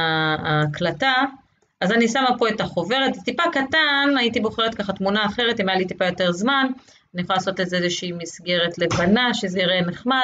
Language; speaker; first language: Hebrew; native; Hebrew